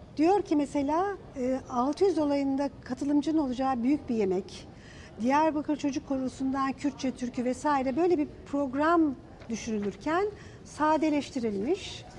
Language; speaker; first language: Turkish; native; Turkish